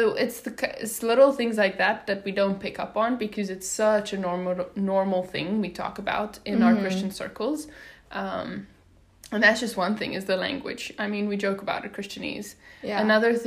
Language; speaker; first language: English; non-native, local second language; Afrikaans